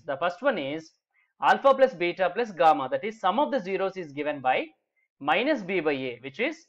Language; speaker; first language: English; non-native, local second language; Telugu